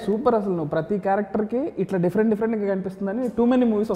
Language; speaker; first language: Telugu; native; Telugu